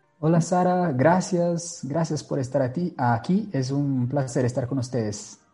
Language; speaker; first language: Spanish; non-native, fluent; Portuguese